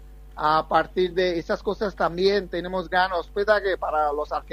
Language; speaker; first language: Spanish; non-native, fluent; Bangla